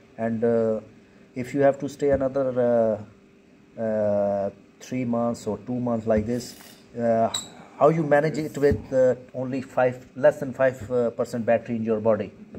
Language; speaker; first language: English; non-native, local second language; Urdu